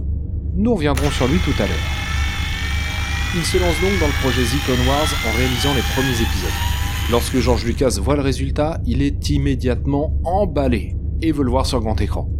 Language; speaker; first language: French; native; French